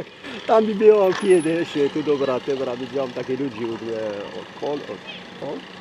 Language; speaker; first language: Polish; non-native, learner; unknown